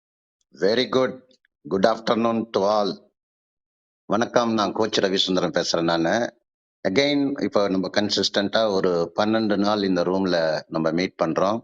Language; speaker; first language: Tamil; native; Tamil